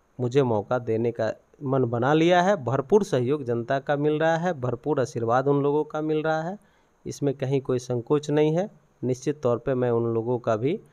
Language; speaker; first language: Hindi; native; Hindi